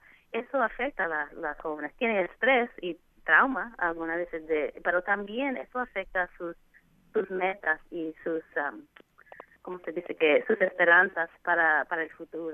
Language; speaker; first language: Spanish; non-native, fluent; English